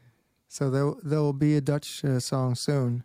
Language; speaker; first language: English; non-native, fluent; Dutch